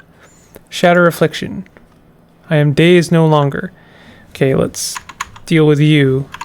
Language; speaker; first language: English; native; English